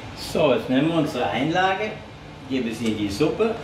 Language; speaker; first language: German; native; German